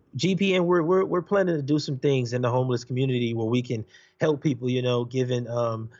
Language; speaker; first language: English; native; English